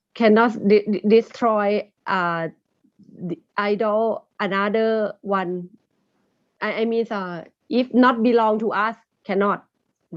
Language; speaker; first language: English; non-native, learner; Thai